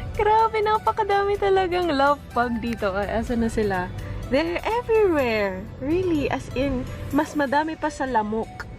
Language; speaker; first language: Filipino; non-native, local second language; Bikol